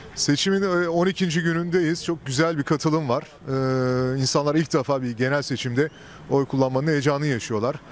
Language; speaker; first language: Turkish; native; Turkish